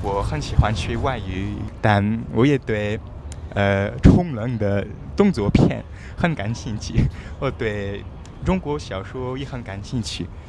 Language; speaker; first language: Chinese; non-native, learner; French